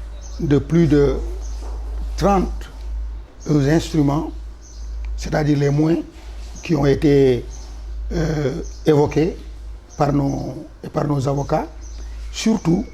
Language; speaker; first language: French; non-native, local second language; Wolof